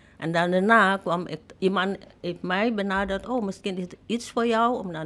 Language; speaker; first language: Dutch; non-native, fluent; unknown